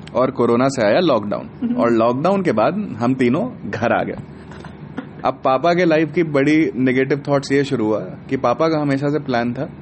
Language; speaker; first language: Hindi; native; Hindi